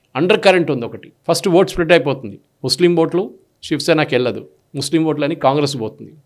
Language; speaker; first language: Telugu; non-native, local second language; Malayalam